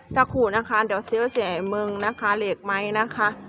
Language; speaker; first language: Thai; non-native, local second language; Northeastern Thai